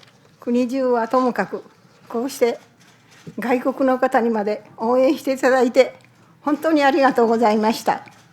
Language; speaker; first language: Japanese; native; Japanese